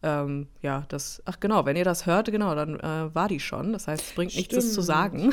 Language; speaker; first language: German; native; German